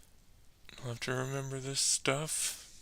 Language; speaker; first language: English; native; English